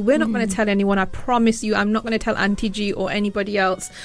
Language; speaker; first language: English; early bilingual, other home language; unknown